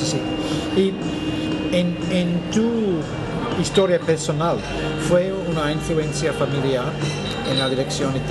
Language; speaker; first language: Spanish; non-native, fluent; English